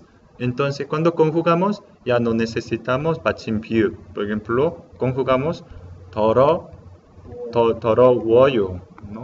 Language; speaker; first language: Spanish; non-native, learner; Korean